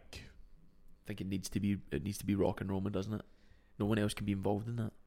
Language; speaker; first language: English; native; English